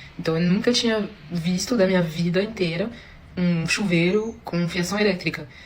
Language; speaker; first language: Portuguese; non-native, fluent; French